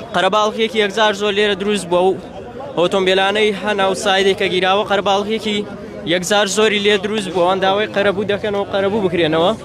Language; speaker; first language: Central Kurdish; native; Central Kurdish